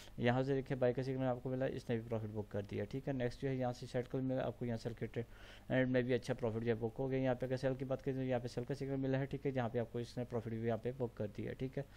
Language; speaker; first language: Urdu; non-native, local second language; Punjabi